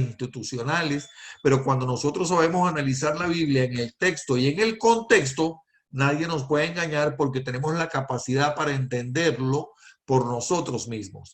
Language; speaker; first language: Spanish; native; Spanish